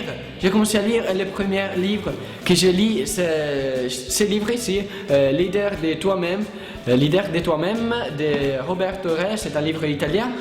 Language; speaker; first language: French; non-native, learner; Italian